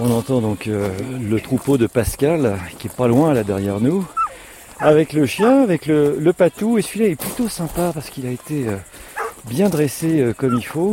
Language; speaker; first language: French; native; French